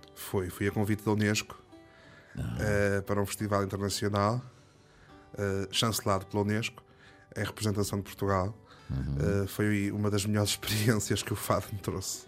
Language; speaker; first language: Portuguese; native; Portuguese